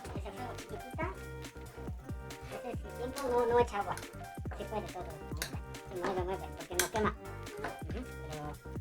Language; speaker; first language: Spanish; non-native, learner; Korean